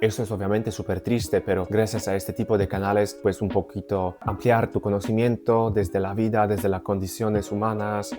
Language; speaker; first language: Spanish; non-native, fluent; Polish